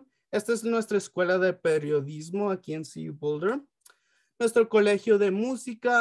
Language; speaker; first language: Spanish; early bilingual, heritage; Spanish